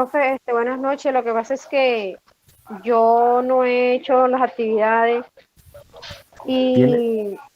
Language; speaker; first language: Spanish; native; Spanish